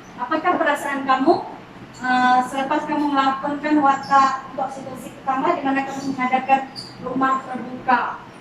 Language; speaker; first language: Malay; native; Malay